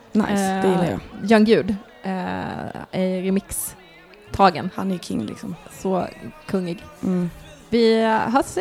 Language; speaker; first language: Swedish; native; Swedish